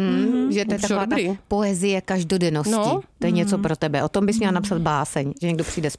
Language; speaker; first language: Czech; native; Czech